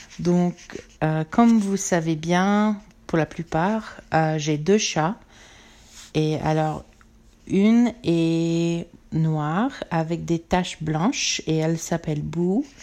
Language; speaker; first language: French; non-native, learner; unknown